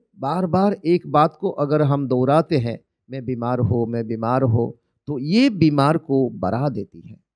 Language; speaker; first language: Hindi; non-native, local second language; Bangla